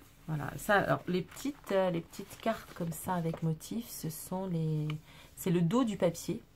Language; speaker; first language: French; native; French